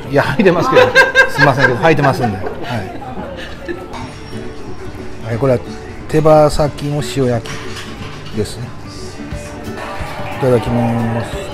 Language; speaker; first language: Japanese; native; Japanese